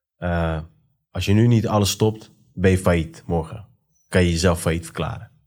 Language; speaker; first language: Dutch; early bilingual, other home language; Persian